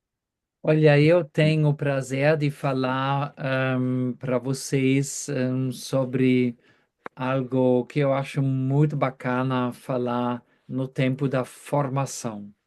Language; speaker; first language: Portuguese; non-native, fluent; German